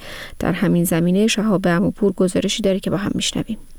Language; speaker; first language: Persian; native; Persian